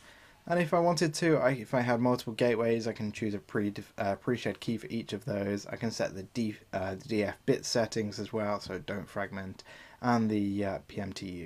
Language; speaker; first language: English; native; English